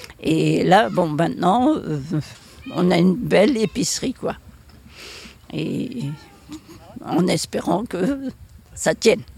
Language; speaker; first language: French; native; French